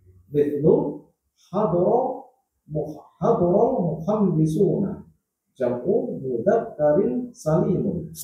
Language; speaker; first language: Arabic; non-native, learner; Indonesian